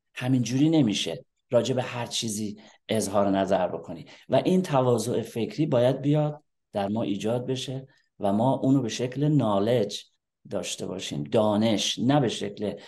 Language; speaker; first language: Persian; native; Persian